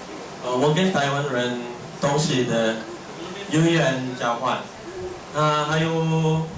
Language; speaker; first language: Chinese; non-native, learner; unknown